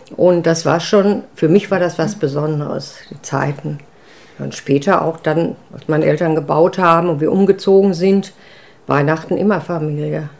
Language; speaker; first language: German; native; German